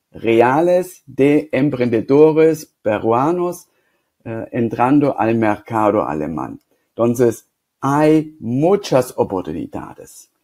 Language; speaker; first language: Spanish; non-native, fluent; German